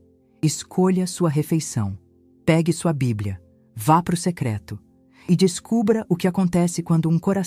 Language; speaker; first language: Portuguese; native; Portuguese